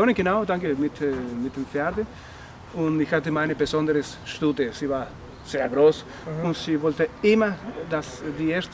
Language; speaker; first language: German; non-native, learner; Spanish